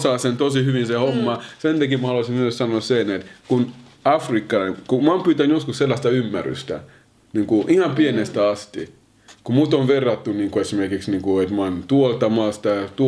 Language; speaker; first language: Finnish; early bilingual, other home language; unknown